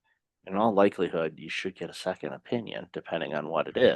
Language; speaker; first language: English; native; English